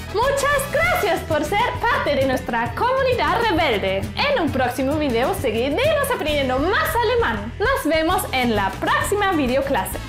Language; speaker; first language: Spanish; native; Spanish